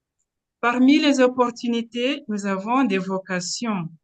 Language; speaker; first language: French; non-native, local second language; Kinyarwanda